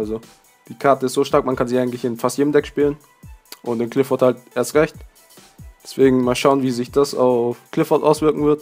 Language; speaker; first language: German; native; German